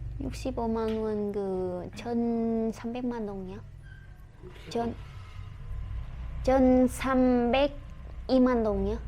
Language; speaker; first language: Korean; non-native, learner; Vietnamese